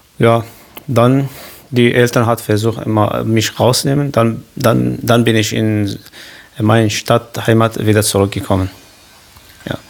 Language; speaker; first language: German; non-native, learner; Kurdish